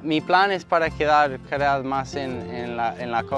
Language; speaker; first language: Spanish; non-native, learner; English